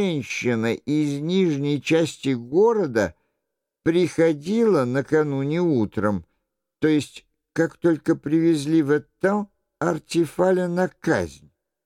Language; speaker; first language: Russian; native; Russian